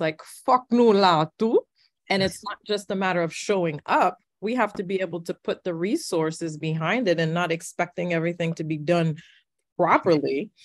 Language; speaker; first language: English; early bilingual, other home language; Haitian Creole